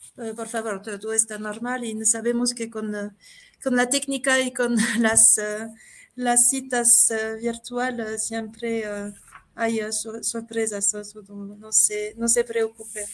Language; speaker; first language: Spanish; non-native, fluent; French